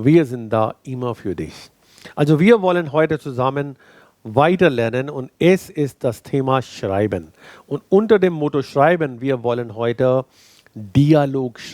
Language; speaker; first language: German; non-native, fluent; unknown